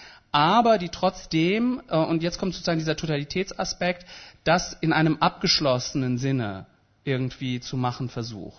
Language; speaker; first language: German; native; German